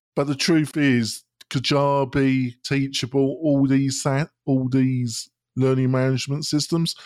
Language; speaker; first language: English; native; English